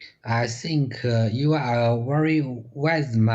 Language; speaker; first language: English; non-native, learner; Chinese